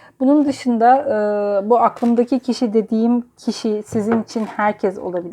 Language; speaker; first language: Turkish; native; Turkish